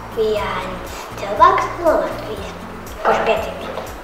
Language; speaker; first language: Latvian; early bilingual, heritage; Latvian